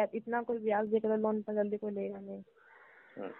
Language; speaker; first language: Hindi; native; Hindi